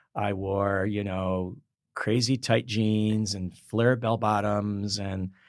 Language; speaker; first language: English; native; English